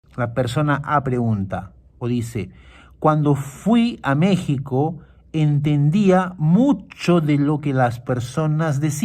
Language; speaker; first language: Spanish; non-native, fluent; Portuguese